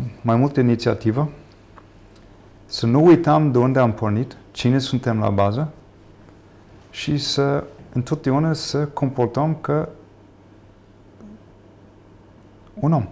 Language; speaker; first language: Romanian; non-native, fluent; English